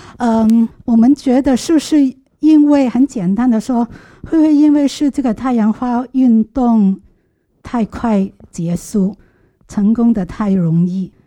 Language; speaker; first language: Chinese; non-native, local second language; Cantonese